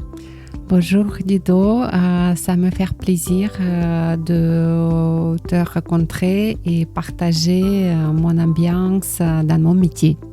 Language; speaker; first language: French; non-native, learner; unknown